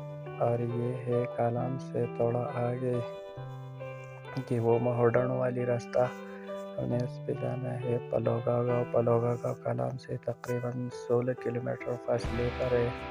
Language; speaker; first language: Hindi; non-native, local second language; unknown